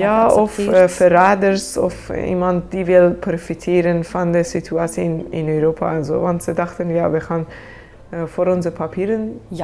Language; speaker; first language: Dutch; non-native, fluent; Persian